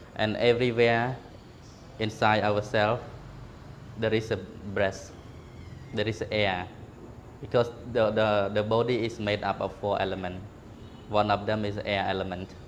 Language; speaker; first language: English; non-native, fluent; Khmer